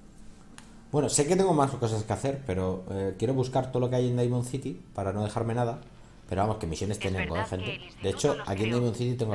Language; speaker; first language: Spanish; native; Spanish